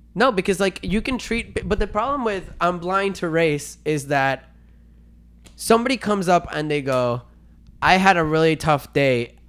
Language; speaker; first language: English; non-native, fluent; Spanish